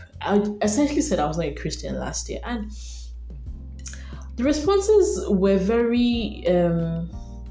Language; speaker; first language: English; non-native, local second language; Igbo